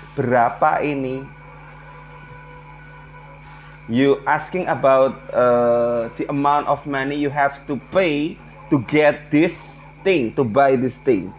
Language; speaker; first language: English; non-native, learner; Indonesian